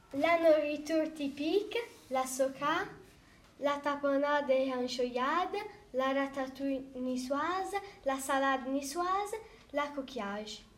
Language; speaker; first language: French; non-native, learner; Italian